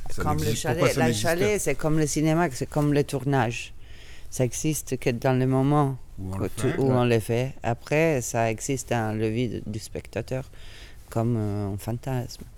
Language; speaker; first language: French; non-native, fluent; Italian